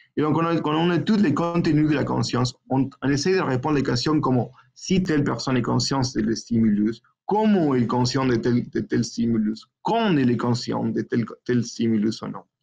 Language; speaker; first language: French; non-native, fluent; Spanish